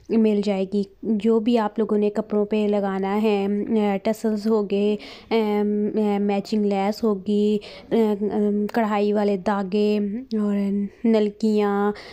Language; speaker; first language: Urdu; native; Urdu